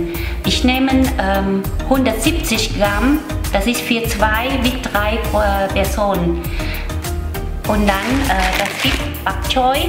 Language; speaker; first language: German; non-native, learner; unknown